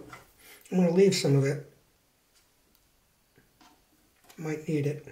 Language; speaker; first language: English; native; English